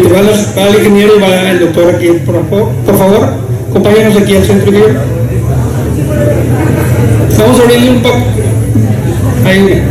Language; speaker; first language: Spanish; native; Spanish